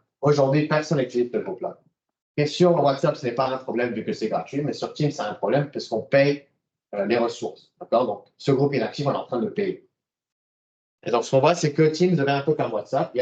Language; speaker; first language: French; native; French